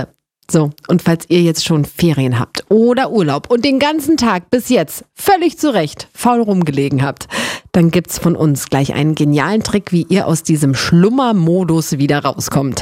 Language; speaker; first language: German; native; German